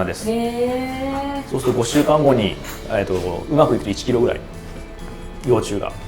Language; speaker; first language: Japanese; native; Japanese